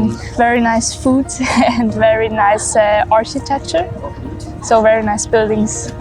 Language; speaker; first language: English; non-native, fluent; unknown